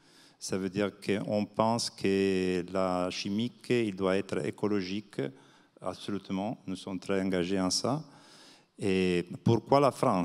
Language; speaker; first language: French; non-native, fluent; Italian